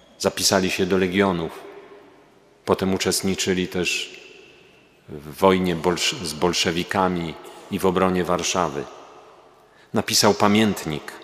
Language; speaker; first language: Polish; native; Polish